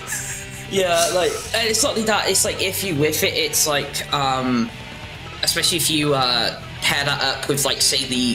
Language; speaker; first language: English; native; English